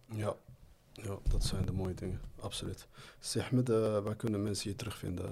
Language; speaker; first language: Dutch; early bilingual, other home language; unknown